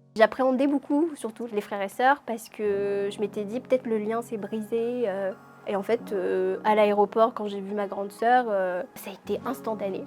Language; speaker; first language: French; early bilingual, other home language; Amharic